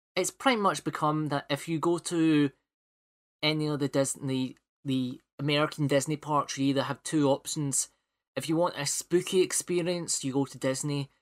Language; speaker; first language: English; native; English